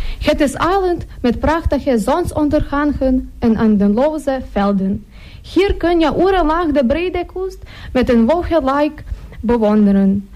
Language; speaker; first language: Dutch; non-native, fluent; Ukrainian